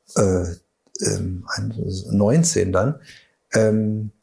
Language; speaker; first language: German; native; German